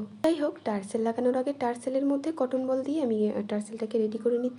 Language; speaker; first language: Bangla; native; Bangla